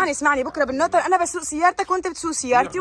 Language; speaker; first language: Arabic; native; Arabic